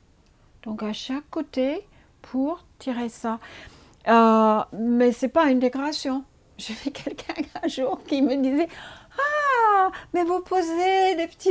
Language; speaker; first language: French; non-native, fluent; English